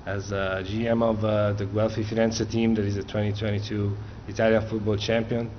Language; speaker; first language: English; non-native, fluent; Italian